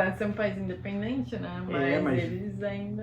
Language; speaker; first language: Portuguese; native; Portuguese